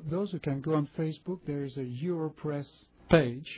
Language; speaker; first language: English; non-native, fluent; French